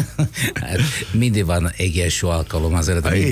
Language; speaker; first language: Hungarian; non-native, fluent; Italian